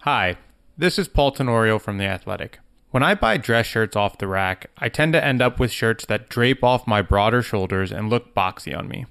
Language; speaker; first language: English; native; English